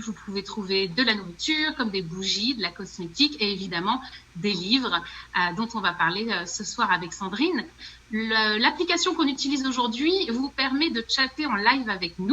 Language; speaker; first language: French; native; French